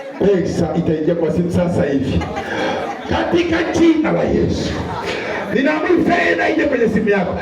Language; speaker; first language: Swahili; non-native, local second language; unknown